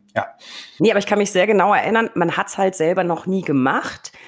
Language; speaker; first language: German; native; German